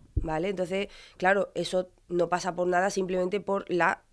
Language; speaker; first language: Spanish; native; Spanish